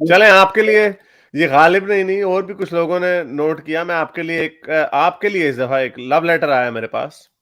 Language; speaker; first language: Urdu; native; Urdu